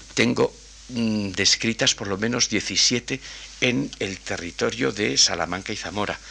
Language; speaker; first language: Spanish; native; Spanish